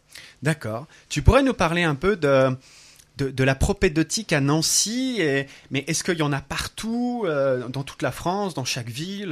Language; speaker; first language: French; native; French